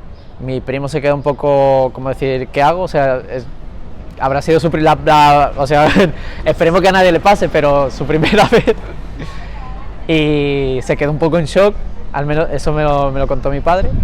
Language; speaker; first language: Spanish; early bilingual, other home language; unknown